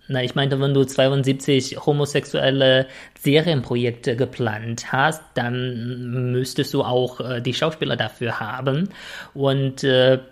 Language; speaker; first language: German; non-native, fluent; Chinese